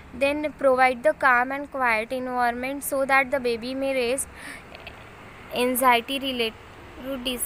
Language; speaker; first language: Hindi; non-native, local second language; Marathi